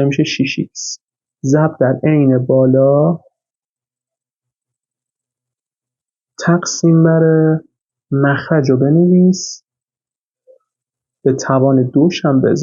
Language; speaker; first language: Persian; native; Persian